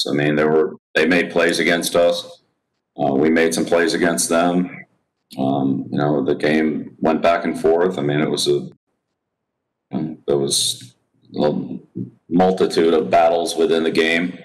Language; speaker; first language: English; native; English